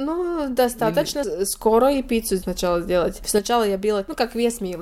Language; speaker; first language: Russian; non-native, local second language; Latvian